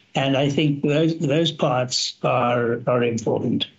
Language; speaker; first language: English; native; English